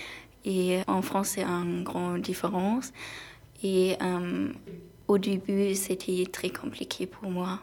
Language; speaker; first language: French; non-native, learner; German